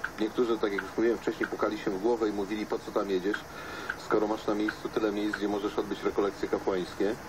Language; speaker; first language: Polish; native; Polish